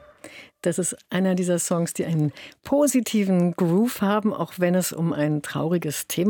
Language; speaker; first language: German; native; German